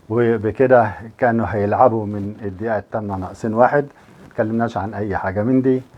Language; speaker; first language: Arabic; native; Arabic